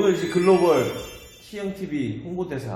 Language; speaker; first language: Korean; native; Korean